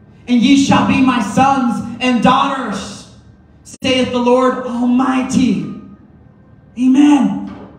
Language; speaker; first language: English; early bilingual, other home language; Spanish